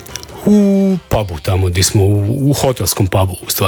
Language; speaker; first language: Serbian; native; Serbian